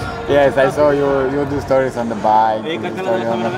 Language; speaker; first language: English; non-native, fluent; Romanian